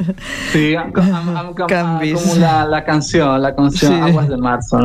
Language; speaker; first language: Catalan; non-native, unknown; Spanish